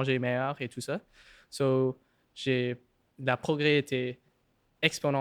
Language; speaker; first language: French; non-native, local second language; English